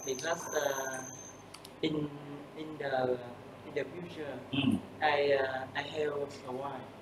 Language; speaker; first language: English; non-native, learner; Vietnamese